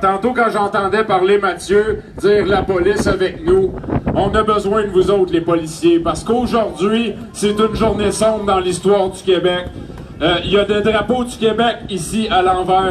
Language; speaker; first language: French; native; French